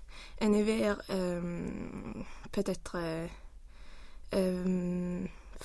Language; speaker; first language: French; non-native, learner; Swedish